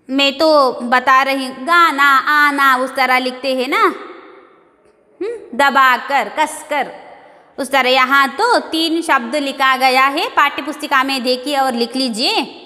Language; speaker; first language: Hindi; non-native, local second language; Kannada